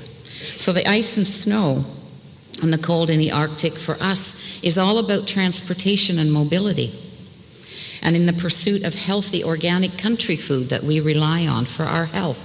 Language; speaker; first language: English; early bilingual, other home language; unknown